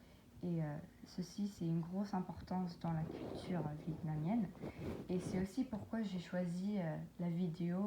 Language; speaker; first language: French; non-native, learner; English